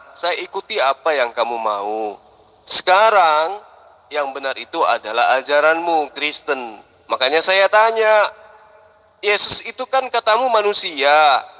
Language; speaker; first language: Indonesian; non-native, local second language; Buginese